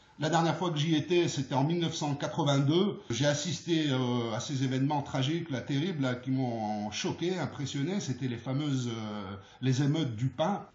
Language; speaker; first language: French; early bilingual, other home language; Arabic